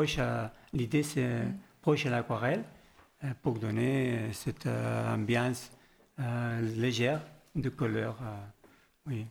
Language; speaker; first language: French; non-native, learner; Spanish